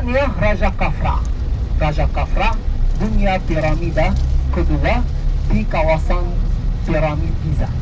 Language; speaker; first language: Indonesian; non-native, fluent; Arabic